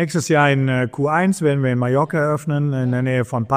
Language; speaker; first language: German; native; German